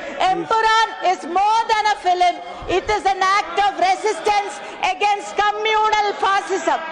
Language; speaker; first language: English; non-native, local second language; Malayalam